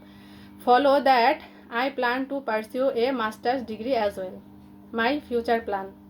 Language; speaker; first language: English; non-native, local second language; Bangla